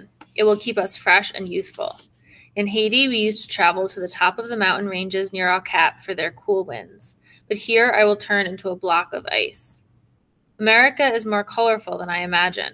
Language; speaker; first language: English; native; English